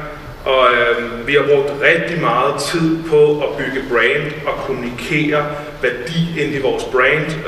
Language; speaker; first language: Danish; native; Danish